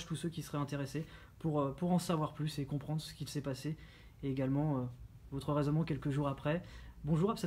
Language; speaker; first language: French; native; French